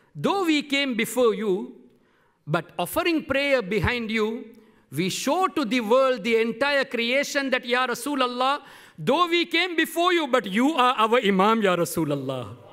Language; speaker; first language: English; non-native, local second language; Memoni